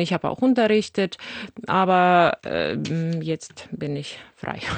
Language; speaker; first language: German; non-native, fluent; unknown